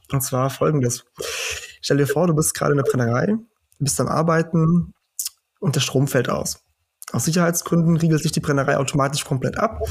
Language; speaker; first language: German; early bilingual, heritage; German